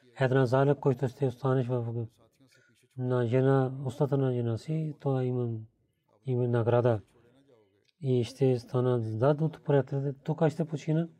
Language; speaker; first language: Bulgarian; non-native, fluent; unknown